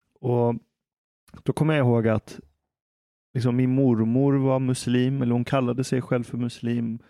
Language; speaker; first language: Swedish; early bilingual, other home language; Persian